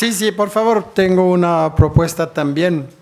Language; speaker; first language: Spanish; non-native, fluent; French